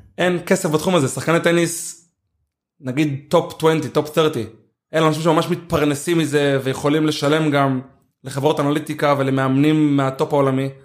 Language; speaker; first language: Hebrew; native; Hebrew